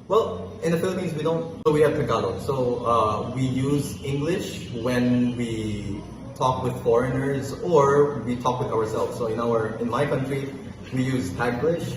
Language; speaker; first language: English; non-native, local second language; Filipino